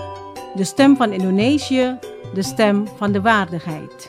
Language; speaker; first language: Dutch; non-native, fluent; Indonesian